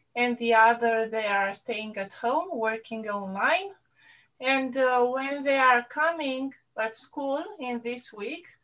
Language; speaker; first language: English; non-native, fluent; Romanian